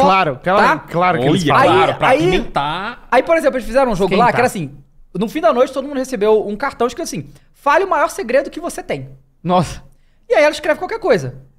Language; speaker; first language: Portuguese; native; Portuguese